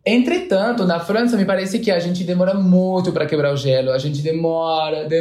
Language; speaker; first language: Portuguese; non-native, fluent; French